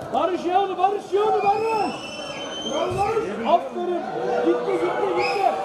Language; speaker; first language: Turkish; native; Turkish